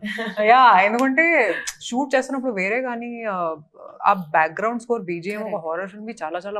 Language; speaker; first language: Telugu; non-native, fluent; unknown